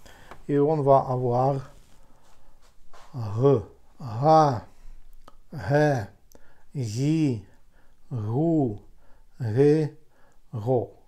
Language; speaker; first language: French; non-native, learner; Ukrainian